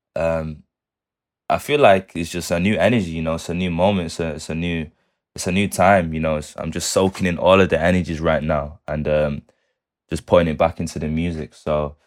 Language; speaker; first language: English; native; English